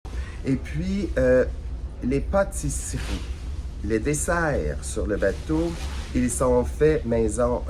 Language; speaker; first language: French; native; French